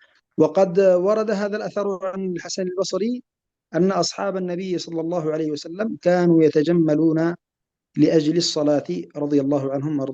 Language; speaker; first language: Arabic; native; Arabic